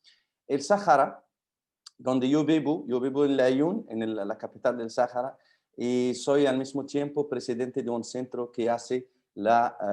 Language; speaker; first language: Spanish; non-native, fluent; Arabic